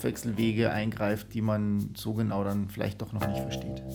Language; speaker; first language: German; native; German